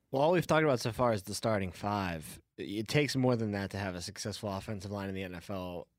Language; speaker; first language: English; native; English